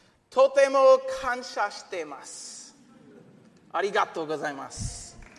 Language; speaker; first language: Japanese; non-native, learner; English